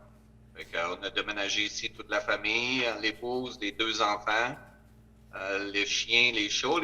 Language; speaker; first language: French; native; French